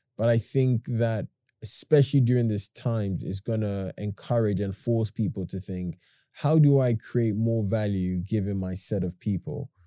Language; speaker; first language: English; native; English